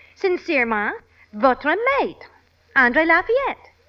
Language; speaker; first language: French; non-native, learner; English